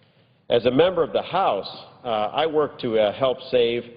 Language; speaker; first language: English; native; English